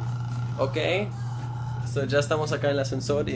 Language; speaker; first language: Spanish; early bilingual, heritage; Spanish